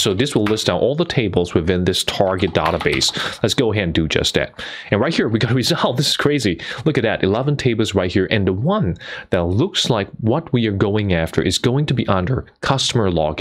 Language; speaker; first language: English; non-native, fluent; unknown